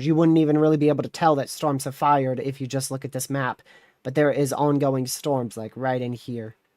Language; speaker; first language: English; native; English